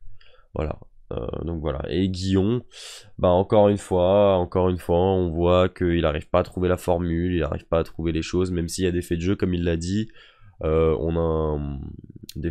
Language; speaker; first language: French; native; French